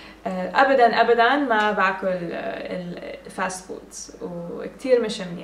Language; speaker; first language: Arabic; early bilingual, heritage; English